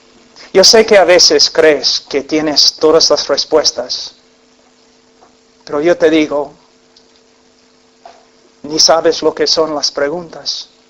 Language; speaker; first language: Spanish; non-native, fluent; English